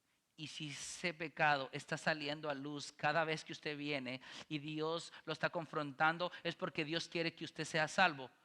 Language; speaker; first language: Spanish; native; Spanish